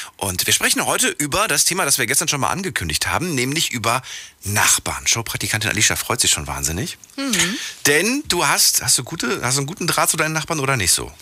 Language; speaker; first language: German; native; German